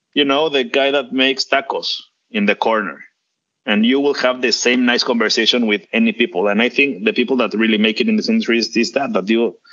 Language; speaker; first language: English; non-native, fluent; Spanish